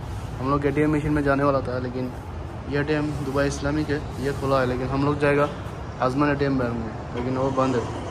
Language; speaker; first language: Hindi; non-native, learner; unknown